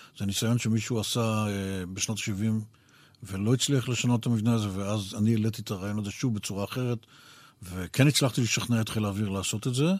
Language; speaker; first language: Hebrew; native; Hebrew